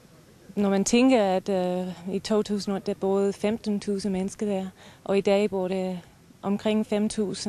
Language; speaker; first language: Danish; non-native, fluent; English